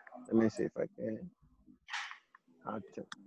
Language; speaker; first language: English; non-native, fluent; Spanish